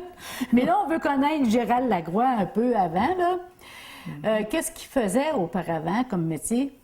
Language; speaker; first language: French; native; French